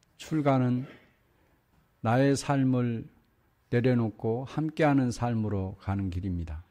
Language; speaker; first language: Korean; native; Korean